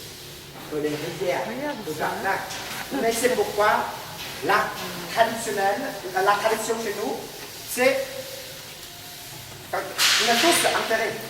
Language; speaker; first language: French; non-native, fluent; Vietnamese